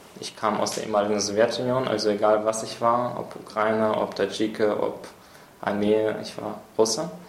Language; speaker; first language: German; early bilingual, other home language; Russian